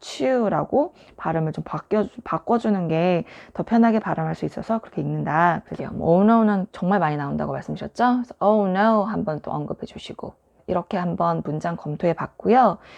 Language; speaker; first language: Korean; native; Korean